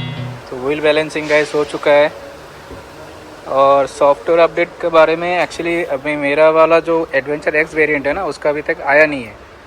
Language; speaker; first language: Hindi; native; Hindi